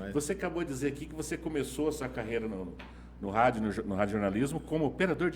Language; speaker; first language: Portuguese; native; Portuguese